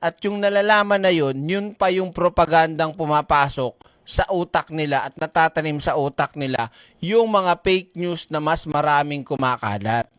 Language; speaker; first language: Filipino; non-native, local second language; Cebuano